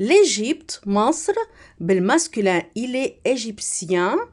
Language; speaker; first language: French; non-native, fluent; Arabic